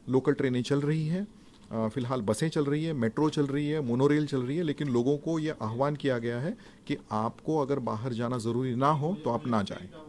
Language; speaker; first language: Hindi; non-native, local second language; Marathi